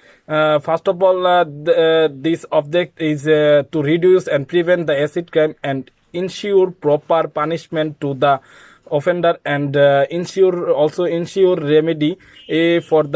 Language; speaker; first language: English; non-native, learner; Bangla